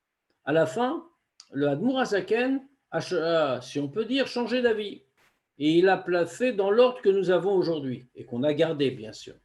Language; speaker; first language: French; native; French